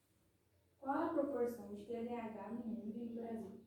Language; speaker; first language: Portuguese; native; Portuguese